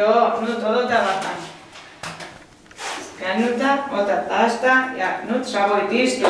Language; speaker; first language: Finnish; non-native, learner; Spanish